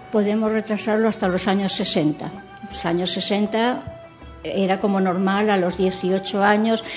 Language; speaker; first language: Spanish; native; Spanish